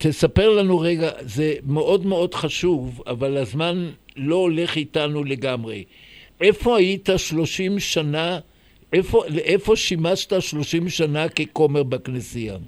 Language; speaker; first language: Hebrew; native; Hebrew